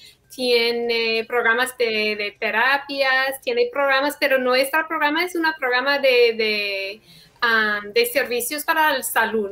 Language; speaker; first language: Spanish; non-native, fluent; English